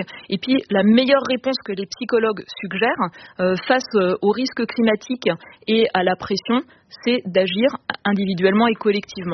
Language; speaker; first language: French; native; French